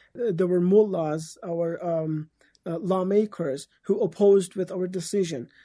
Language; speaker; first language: English; non-native, fluent; Persian